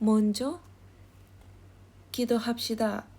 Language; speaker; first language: Korean; non-native, learner; Indonesian